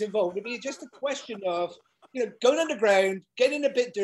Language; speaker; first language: English; native; English